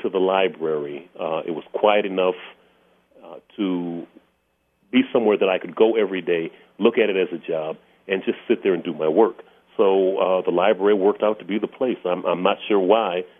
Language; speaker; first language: English; native; English